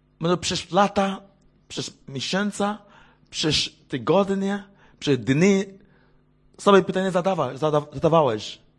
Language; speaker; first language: Polish; non-native, fluent; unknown